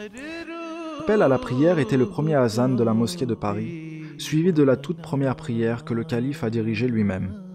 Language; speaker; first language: French; native; French